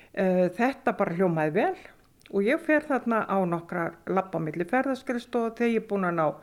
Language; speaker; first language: Icelandic; native; Icelandic